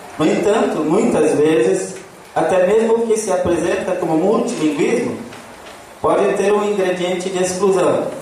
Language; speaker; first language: Portuguese; non-native, local second language; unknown